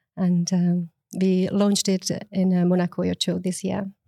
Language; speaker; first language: English; non-native, fluent; Czech